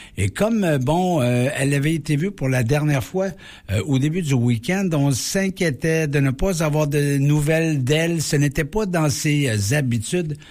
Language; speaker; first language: French; native; French